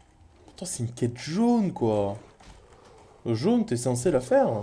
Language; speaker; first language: French; native; French